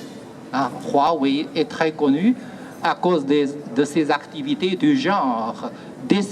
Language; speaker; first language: French; non-native, fluent; Chinese